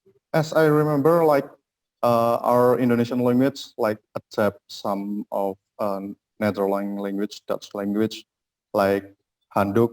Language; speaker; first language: English; non-native, learner; Indonesian